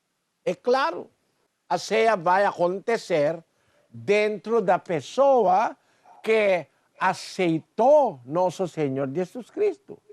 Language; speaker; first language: Portuguese; non-native, learner; Filipino